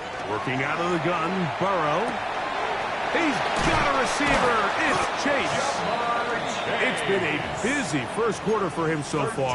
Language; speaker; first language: English; native; English